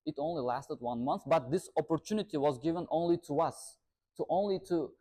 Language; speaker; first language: English; non-native, fluent; Uzbek